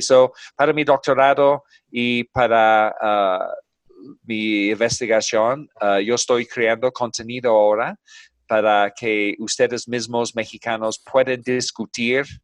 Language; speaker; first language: Spanish; non-native, fluent; English